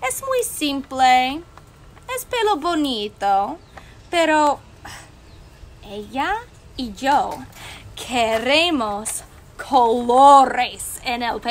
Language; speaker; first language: Spanish; non-native, fluent; English